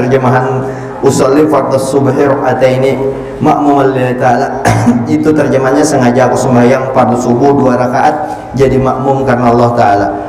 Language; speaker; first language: Indonesian; non-native, local second language; Banjar